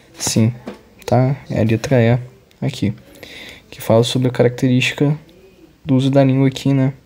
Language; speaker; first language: Portuguese; native; Portuguese